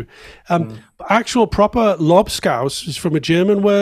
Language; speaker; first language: English; native; English